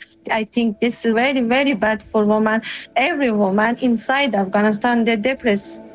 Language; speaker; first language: English; non-native, learner; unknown